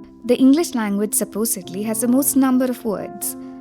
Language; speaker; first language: English; non-native, local second language; Malayalam